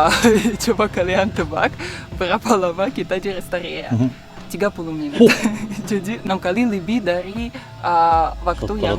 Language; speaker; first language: Indonesian; non-native, fluent; Russian